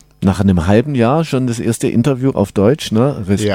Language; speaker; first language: German; native; German